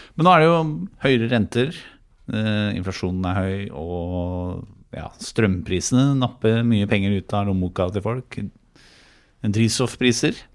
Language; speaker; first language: Norwegian; native; Norwegian